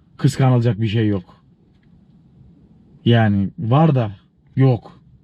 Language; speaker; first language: Turkish; native; Turkish